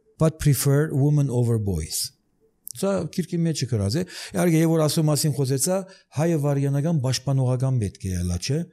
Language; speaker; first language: Armenian; early bilingual, heritage; Armenian